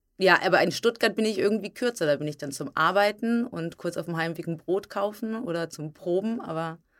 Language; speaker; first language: German; native; German